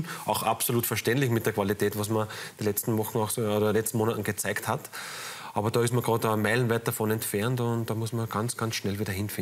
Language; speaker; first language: German; native; German